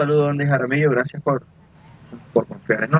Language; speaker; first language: Spanish; native; Spanish